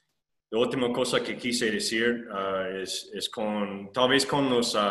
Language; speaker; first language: Spanish; non-native, fluent; English